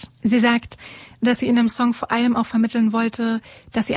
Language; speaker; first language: German; native; German